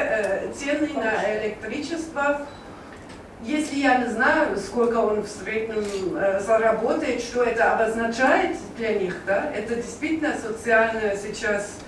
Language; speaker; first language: Russian; non-native, learner; German